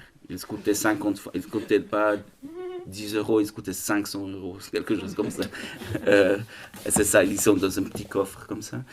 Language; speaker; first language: French; non-native, learner; German